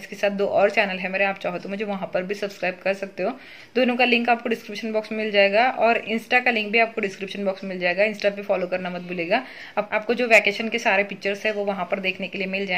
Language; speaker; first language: Hindi; native; Hindi